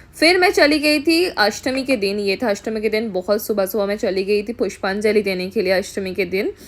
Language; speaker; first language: Hindi; non-native, local second language; Bangla